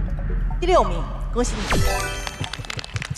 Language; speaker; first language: Chinese; native; Chinese